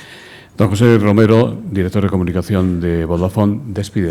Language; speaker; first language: Spanish; native; Spanish